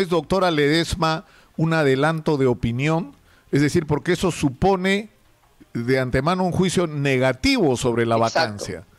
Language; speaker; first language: Spanish; native; Spanish